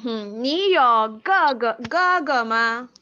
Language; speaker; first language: Chinese; non-native, fluent; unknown